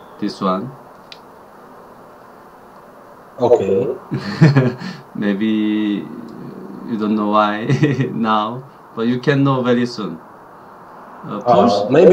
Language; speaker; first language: English; non-native, learner; Korean